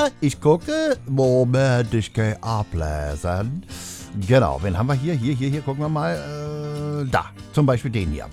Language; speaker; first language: German; native; German